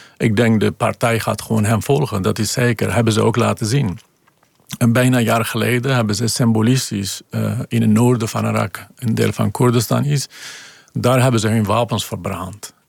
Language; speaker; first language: Dutch; non-native, fluent; Kurdish